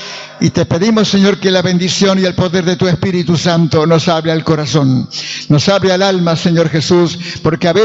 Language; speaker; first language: Spanish; native; Spanish